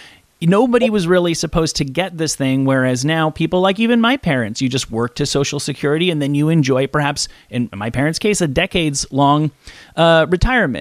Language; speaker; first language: English; native; English